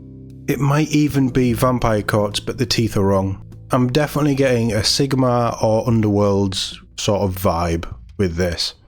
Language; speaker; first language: English; native; English